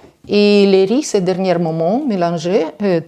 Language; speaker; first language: French; non-native, learner; Russian